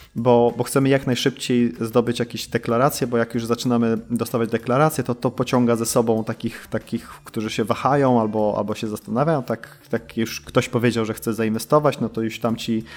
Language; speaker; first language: Polish; early bilingual, heritage; Polish